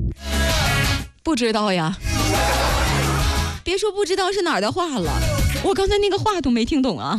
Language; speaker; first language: Chinese; native; Chinese